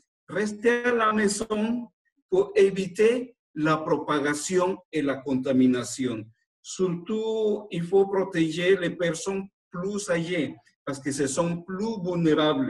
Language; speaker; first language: French; non-native, fluent; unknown